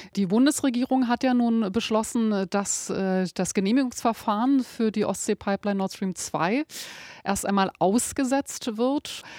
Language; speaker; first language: German; native; German